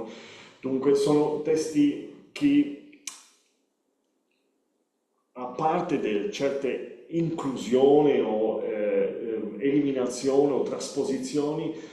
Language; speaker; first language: Italian; non-native, learner; Spanish